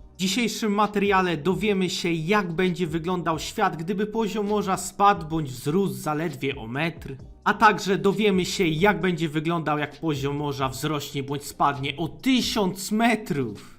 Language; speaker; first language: Polish; native; Polish